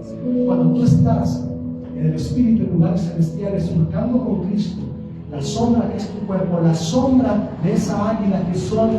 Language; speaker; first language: Spanish; native; Spanish